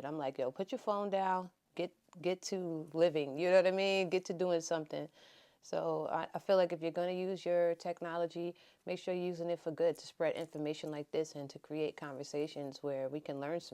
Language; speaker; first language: English; native; English